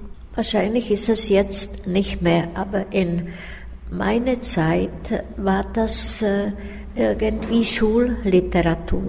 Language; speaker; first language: German; non-native, fluent; Czech